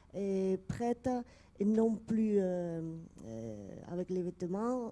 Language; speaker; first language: French; non-native, fluent; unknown